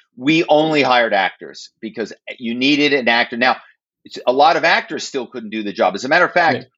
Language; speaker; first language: English; native; English